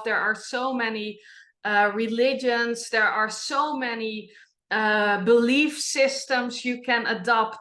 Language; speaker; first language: English; non-native, fluent; Dutch